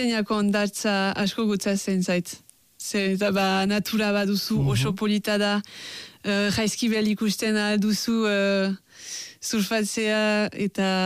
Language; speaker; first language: Basque; non-native, local second language; French